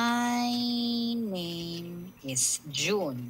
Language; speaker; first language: English; non-native, local second language; Filipino